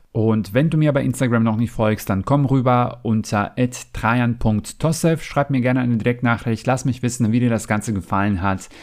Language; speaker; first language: German; non-native, fluent; Macedonian